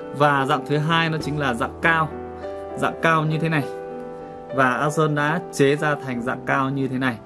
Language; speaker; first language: Vietnamese; non-native, local second language; Iu Mien